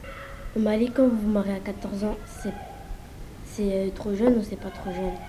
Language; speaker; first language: French; early bilingual, other home language; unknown